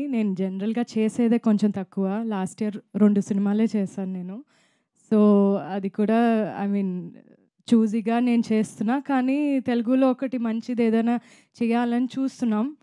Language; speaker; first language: Telugu; non-native, local second language; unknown